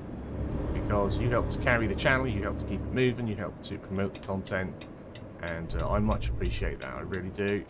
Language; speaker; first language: English; native; English